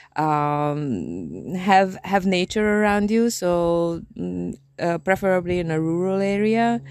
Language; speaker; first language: English; non-native, fluent; Romanian